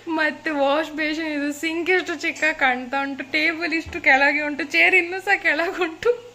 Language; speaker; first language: Kannada; non-native, local second language; Konkani